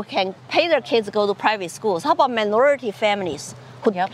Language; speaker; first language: English; non-native, fluent; Chinese